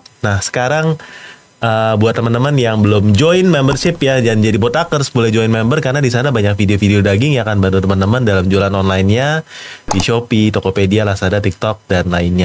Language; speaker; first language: Indonesian; native; Indonesian